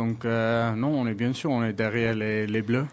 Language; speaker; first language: French; non-native, learner; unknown